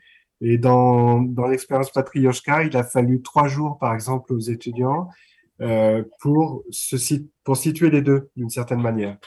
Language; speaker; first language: French; native; French